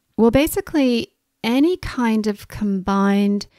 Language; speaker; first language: English; native; English